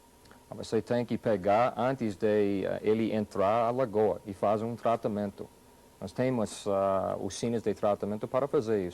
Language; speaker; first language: Portuguese; non-native, fluent; English